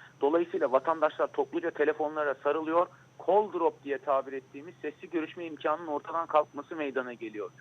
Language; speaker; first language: Turkish; native; Turkish